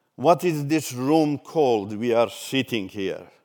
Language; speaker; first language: English; non-native, fluent; Turkish